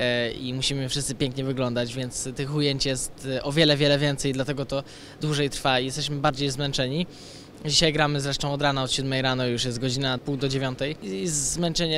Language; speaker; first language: Polish; native; Polish